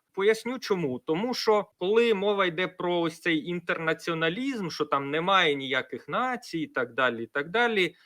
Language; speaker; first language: Ukrainian; non-native, local second language; Russian